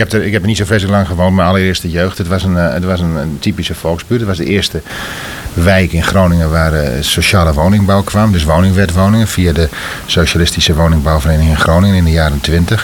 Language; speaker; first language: Dutch; native; Dutch